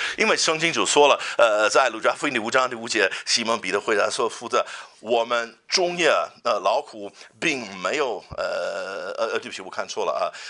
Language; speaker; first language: Chinese; non-native, fluent; English